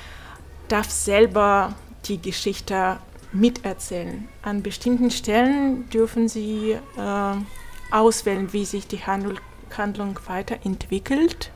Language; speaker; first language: German; non-native, fluent; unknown